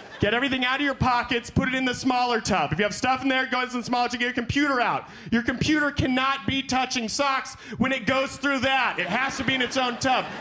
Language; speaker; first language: English; native; English